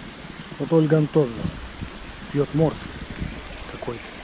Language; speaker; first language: Russian; native; Russian